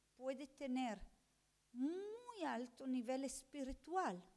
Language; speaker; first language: Spanish; non-native, fluent; Hebrew